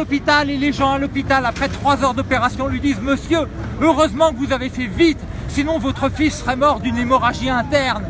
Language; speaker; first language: French; native; French